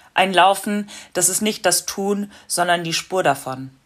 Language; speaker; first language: German; non-native, fluent; English